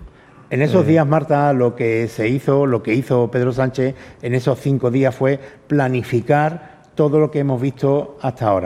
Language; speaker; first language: Spanish; native; Spanish